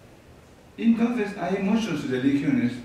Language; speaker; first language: Spanish; non-native, learner; Tibetan